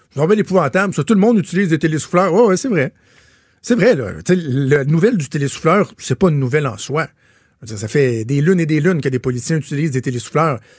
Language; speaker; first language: French; native; French